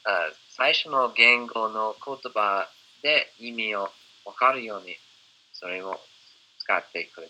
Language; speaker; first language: Japanese; non-native, fluent; English